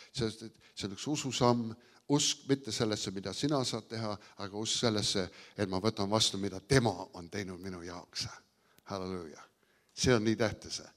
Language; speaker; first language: Estonian; early bilingual, heritage; Estonian